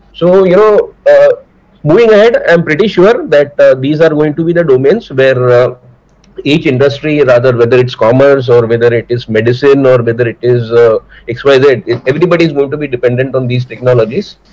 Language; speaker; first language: English; non-native, local second language; Marathi